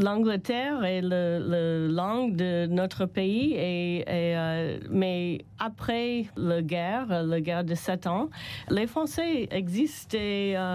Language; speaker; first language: French; non-native, learner; English